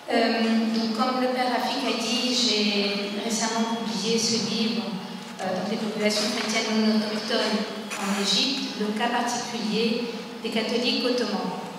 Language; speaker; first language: French; non-native, local second language; Arabic